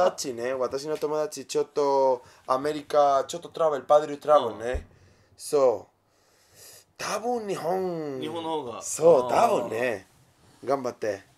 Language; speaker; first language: Japanese; non-native, learner; Spanish